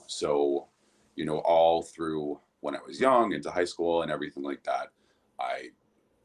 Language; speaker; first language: English; native; English